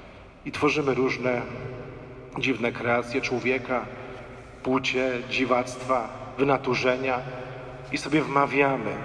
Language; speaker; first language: Polish; native; Polish